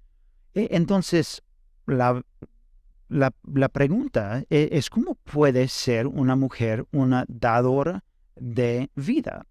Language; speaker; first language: Spanish; non-native, fluent; English